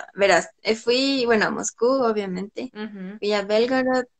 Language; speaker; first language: Spanish; native; Spanish